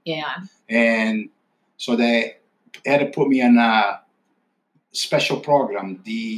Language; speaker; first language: English; non-native, fluent; Italian